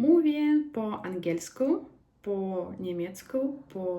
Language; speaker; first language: Polish; non-native, learner; Ukrainian